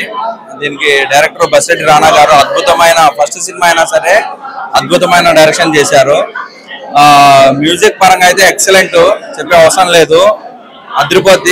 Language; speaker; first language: Telugu; native; Telugu